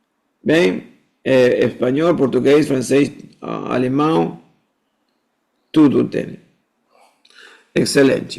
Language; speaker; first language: Portuguese; non-native, fluent; Spanish